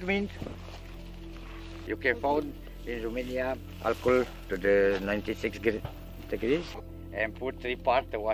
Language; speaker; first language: English; non-native, learner; Romanian